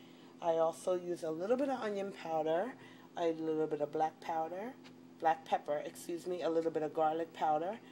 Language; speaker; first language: English; native; English